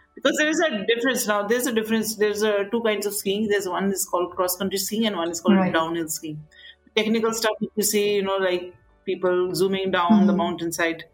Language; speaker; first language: English; non-native, local second language; Nepali